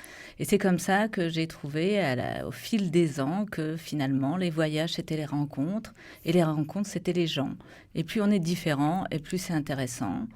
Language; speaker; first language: French; native; French